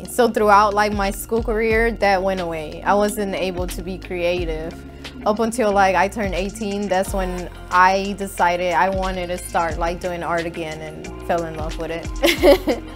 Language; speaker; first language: English; native; English